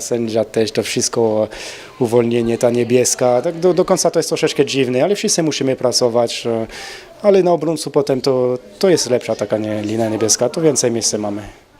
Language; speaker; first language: Polish; non-native, learner; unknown